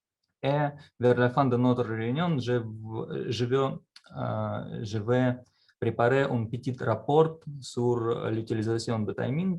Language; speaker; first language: French; non-native, learner; Russian